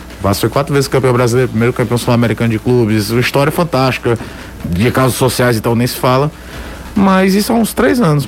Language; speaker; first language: Portuguese; native; Portuguese